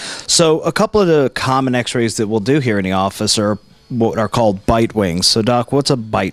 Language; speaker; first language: English; native; English